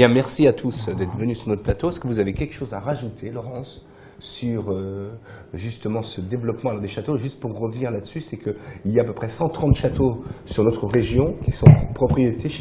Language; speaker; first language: French; native; French